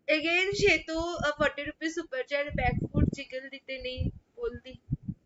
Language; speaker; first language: Hindi; non-native, local second language; Bangla